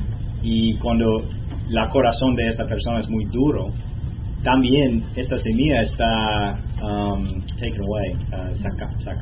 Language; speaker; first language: Spanish; non-native, learner; English